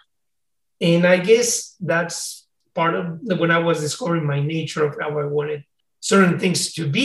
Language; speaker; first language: English; non-native, fluent; Spanish